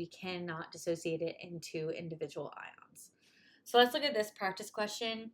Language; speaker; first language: English; native; English